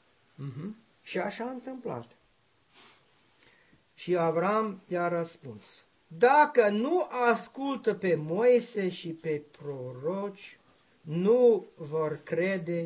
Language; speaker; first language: Romanian; non-native, learner; English